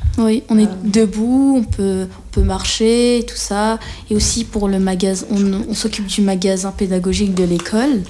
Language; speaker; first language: French; native; French